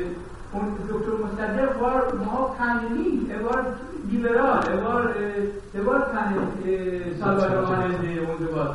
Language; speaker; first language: German; non-native, learner; Persian